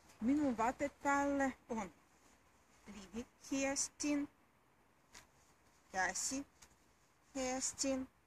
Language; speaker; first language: Finnish; non-native, learner; Russian